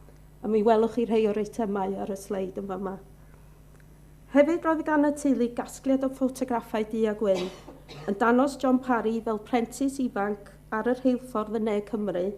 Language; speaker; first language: Welsh; native; Welsh